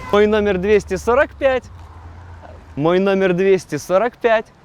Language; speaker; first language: Russian; native; Russian